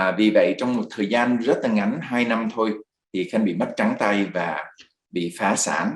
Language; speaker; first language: Vietnamese; early bilingual, other home language; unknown